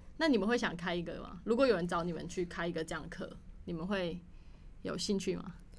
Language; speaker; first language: Chinese; native; Chinese